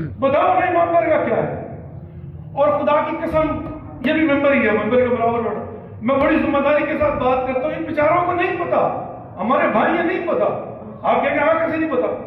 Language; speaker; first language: Urdu; non-native, local second language; Pashto